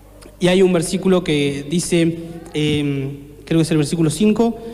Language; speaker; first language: Spanish; native; Spanish